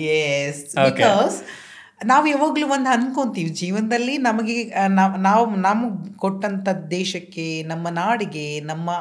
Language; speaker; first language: Kannada; native; Kannada